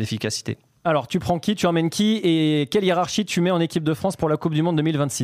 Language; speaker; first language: French; native; French